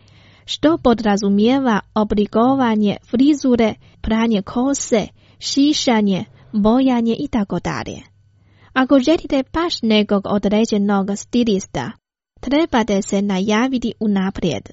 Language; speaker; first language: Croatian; non-native, fluent; Chinese